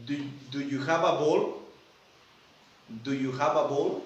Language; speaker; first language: English; non-native, fluent; Spanish